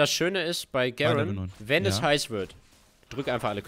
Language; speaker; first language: German; native; German